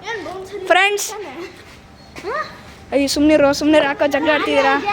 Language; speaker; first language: Kannada; native; Kannada